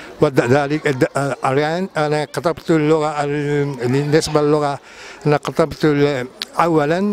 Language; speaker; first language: Arabic; non-native, learner; Japanese